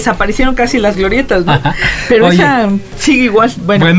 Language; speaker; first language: Spanish; native; Spanish